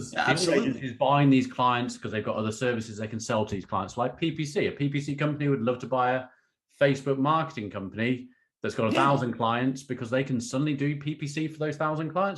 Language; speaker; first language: English; native; English